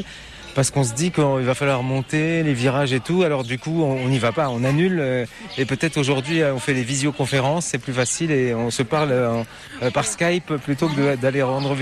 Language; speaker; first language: French; native; French